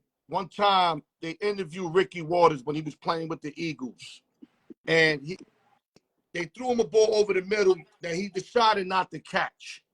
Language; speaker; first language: English; native; English